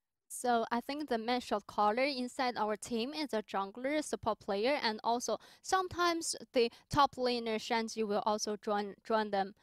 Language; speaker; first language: English; non-native, fluent; Chinese